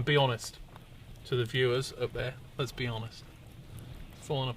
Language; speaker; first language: English; native; English